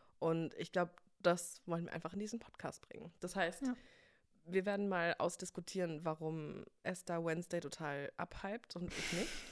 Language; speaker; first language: German; early bilingual, other home language; English